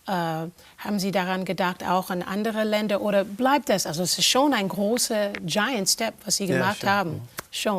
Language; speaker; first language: German; non-native, fluent; English